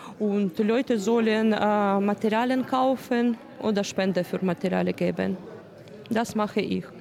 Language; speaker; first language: German; non-native, learner; Ukrainian